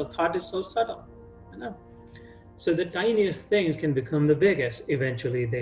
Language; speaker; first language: English; non-native, local second language; Hindi